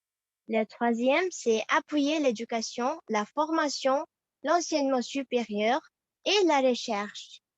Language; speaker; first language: French; non-native, fluent; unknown